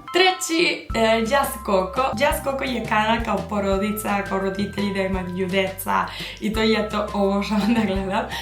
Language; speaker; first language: Bosnian; early bilingual, heritage; Bosnian